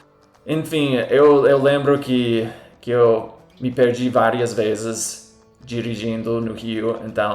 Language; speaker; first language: Portuguese; non-native, fluent; English